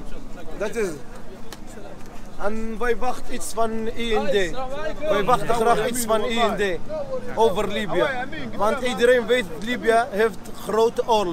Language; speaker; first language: Dutch; non-native, learner; Arabic